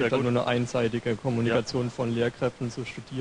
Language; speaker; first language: German; native; German